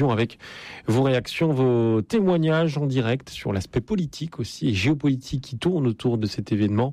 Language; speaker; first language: French; native; French